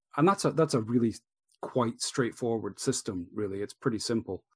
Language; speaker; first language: English; native; English